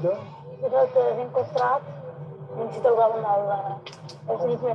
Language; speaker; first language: Dutch; early bilingual, other home language; Kurdish